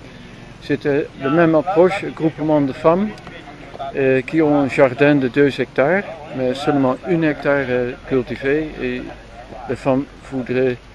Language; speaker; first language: French; non-native, learner; Dutch